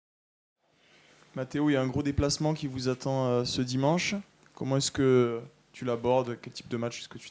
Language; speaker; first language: French; native; French